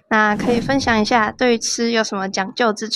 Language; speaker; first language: Chinese; native; Chinese